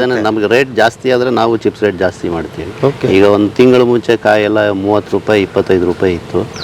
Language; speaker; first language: Kannada; native; Kannada